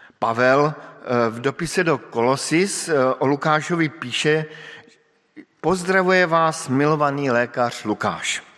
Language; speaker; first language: Czech; native; Czech